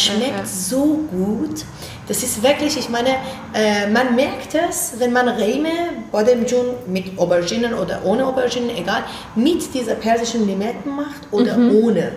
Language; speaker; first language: German; non-native, fluent; Persian